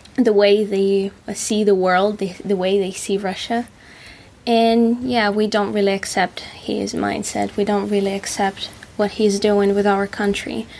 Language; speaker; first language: English; non-native, fluent; Russian